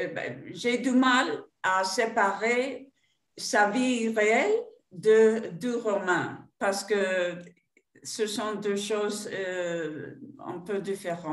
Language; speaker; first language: French; non-native, fluent; Spanish